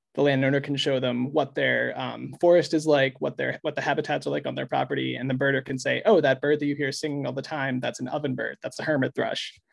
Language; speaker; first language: English; native; English